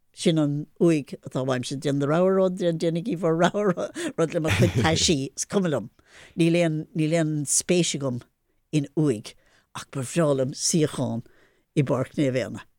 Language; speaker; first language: Irish; non-native, local second language; English